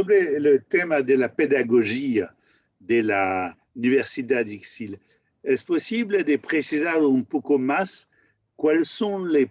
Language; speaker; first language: Spanish; non-native, learner; French